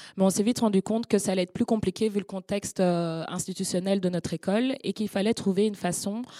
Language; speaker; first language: French; native; French